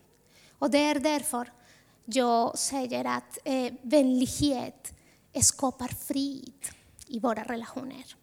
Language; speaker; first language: Swedish; non-native, fluent; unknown